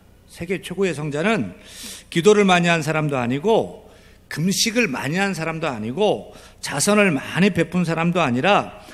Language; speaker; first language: Korean; native; Korean